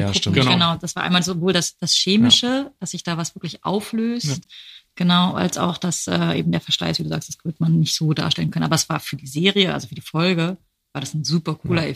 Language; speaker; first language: German; native; German